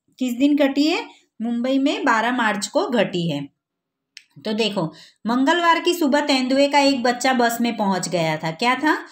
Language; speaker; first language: Hindi; non-native, local second language; Gujarati